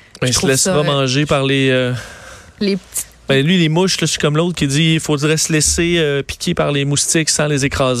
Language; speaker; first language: French; native; French